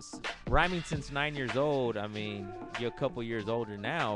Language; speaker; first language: English; native; English